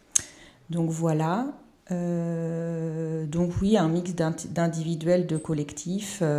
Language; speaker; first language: French; native; French